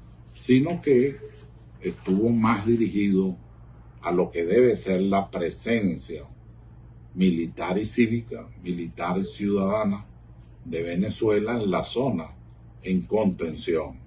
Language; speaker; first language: Spanish; native; Spanish